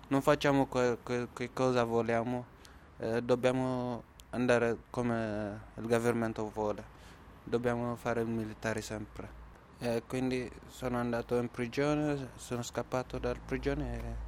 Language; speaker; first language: Italian; non-native, learner; Tigrinya